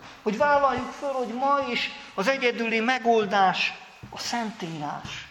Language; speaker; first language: Hungarian; native; Hungarian